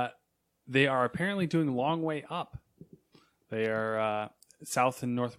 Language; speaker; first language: English; native; English